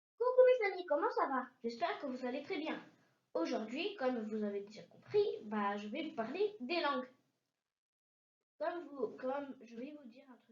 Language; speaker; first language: French; early bilingual, heritage; French